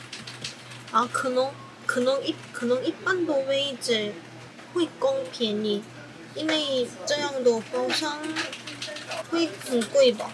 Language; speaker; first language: Chinese; non-native, learner; Korean